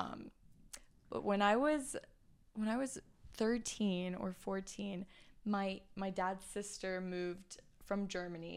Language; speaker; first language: English; non-native, fluent; Chinese